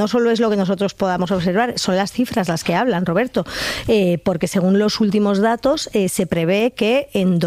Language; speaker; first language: Spanish; native; Spanish